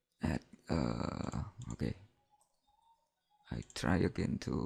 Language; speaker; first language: English; non-native, learner; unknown